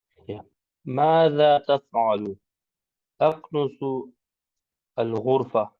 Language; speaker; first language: Arabic; non-native, learner; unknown